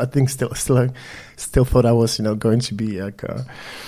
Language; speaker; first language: English; non-native, fluent; Polish